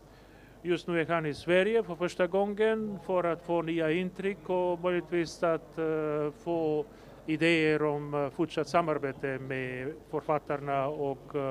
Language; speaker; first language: Swedish; non-native, fluent; Macedonian